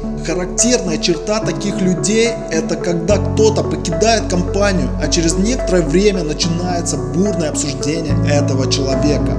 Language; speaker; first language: Russian; native; Russian